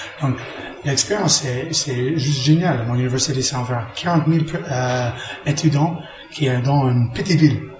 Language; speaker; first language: French; non-native, learner; English